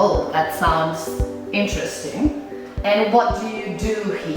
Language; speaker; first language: English; non-native, fluent; Catalan